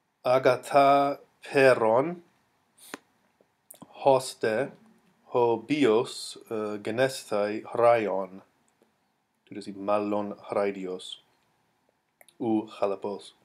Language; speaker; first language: Greek; non-native, fluent; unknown